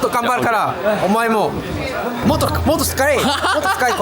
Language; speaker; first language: Japanese; non-native, learner; Korean